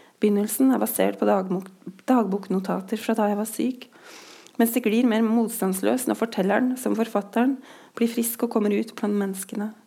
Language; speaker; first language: Norwegian; native; Norwegian